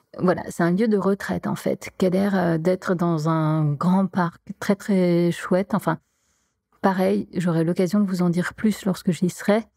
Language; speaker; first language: French; native; French